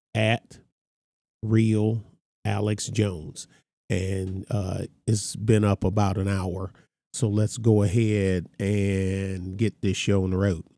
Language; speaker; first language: English; native; English